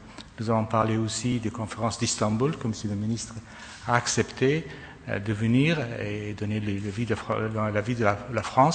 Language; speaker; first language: French; non-native, fluent; Persian